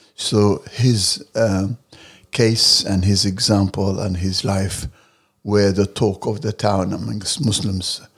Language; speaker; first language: English; non-native, fluent; Arabic